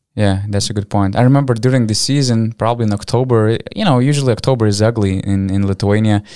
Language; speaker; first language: English; non-native, fluent; Lithuanian